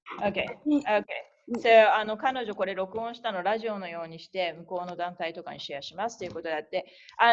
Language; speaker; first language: Japanese; native; Japanese